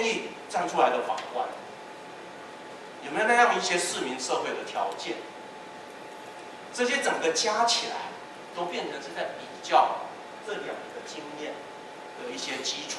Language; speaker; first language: Chinese; native; Chinese